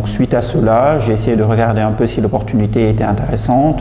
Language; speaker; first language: French; non-native, local second language; Wolof